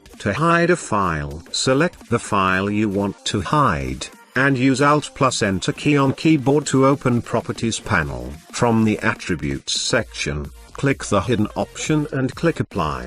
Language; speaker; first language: English; non-native, fluent; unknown